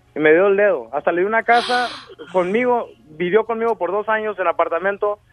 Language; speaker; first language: Spanish; early bilingual, heritage; Spanish